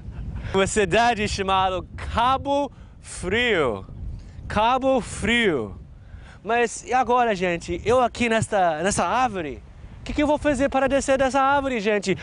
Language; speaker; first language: Portuguese; non-native, fluent; English